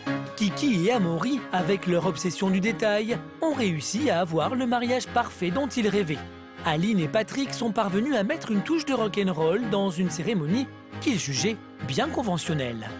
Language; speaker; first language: French; native; French